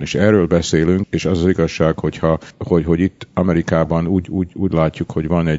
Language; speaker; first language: Hungarian; early bilingual, heritage; Hungarian